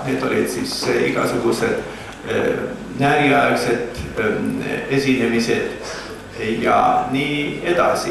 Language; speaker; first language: Estonian; native; Estonian